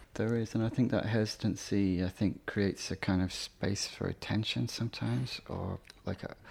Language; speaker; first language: English; native; English